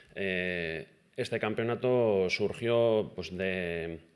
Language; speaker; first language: Spanish; non-native, local second language; Basque